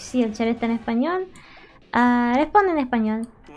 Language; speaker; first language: Spanish; early bilingual, heritage; Spanish